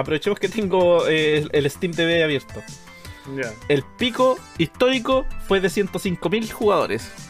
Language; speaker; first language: Spanish; native; Spanish